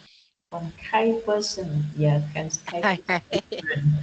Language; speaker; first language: English; non-native, learner; Vietnamese